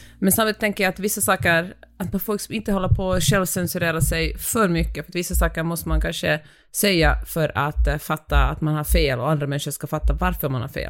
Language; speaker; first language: Swedish; native; Swedish